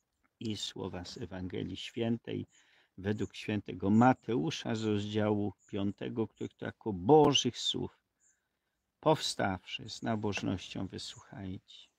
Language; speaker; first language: Polish; native; Polish